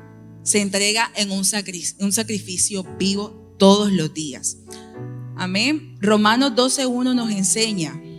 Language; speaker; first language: Spanish; native; Spanish